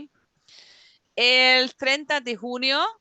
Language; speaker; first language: Spanish; non-native, fluent; English